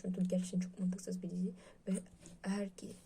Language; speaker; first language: Turkish; non-native, learner; Russian